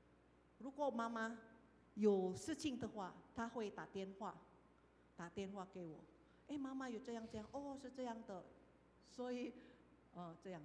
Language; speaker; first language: Chinese; non-native, fluent; Indonesian